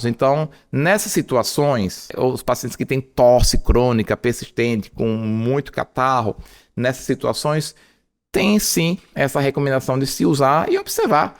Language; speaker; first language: Portuguese; native; Portuguese